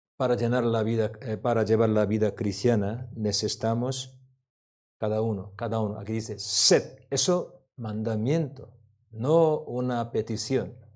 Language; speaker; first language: Spanish; non-native, learner; Korean